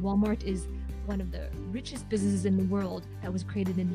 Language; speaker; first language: English; non-native, local second language; Cantonese